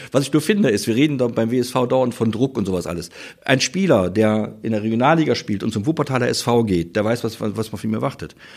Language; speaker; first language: German; native; German